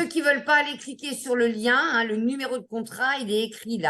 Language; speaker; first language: French; native; French